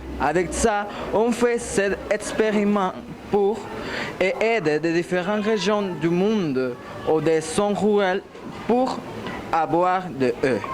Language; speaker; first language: French; non-native, learner; Spanish